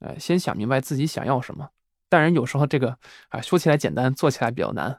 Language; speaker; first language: Chinese; non-native, fluent; Swiss German